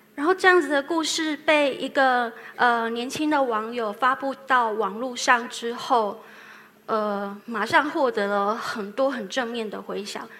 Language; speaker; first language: Chinese; native; Chinese